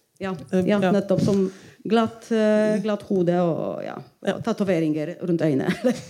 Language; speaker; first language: Norwegian; non-native, fluent; Polish